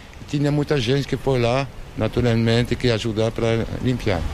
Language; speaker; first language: Portuguese; non-native, learner; French